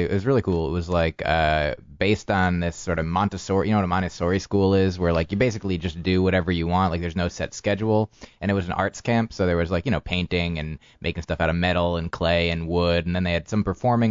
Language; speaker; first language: English; native; English